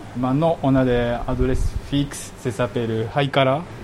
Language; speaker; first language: French; non-native, learner; Japanese